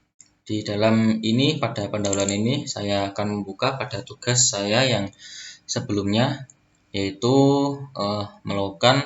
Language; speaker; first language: Indonesian; native; Indonesian